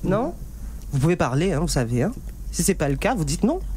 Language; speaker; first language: French; native; French